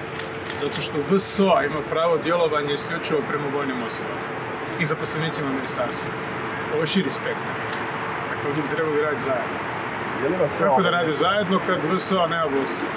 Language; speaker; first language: Croatian; native; Croatian